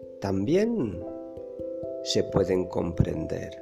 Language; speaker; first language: Spanish; non-native, fluent; French